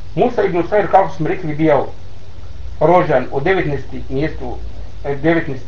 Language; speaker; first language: Bosnian; non-native, learner; Arabic